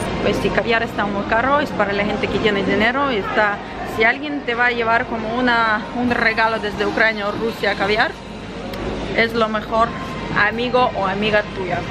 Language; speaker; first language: Spanish; non-native, fluent; Ukrainian